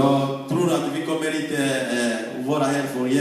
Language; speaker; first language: Swedish; non-native, fluent; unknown